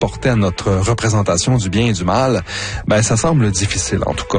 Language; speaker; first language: French; native; French